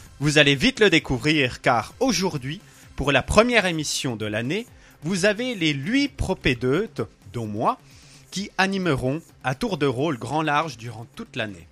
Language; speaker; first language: French; native; French